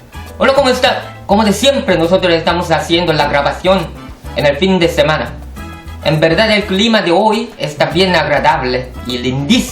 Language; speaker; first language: Spanish; non-native, fluent; Korean